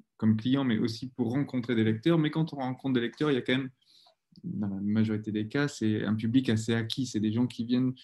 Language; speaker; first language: French; native; French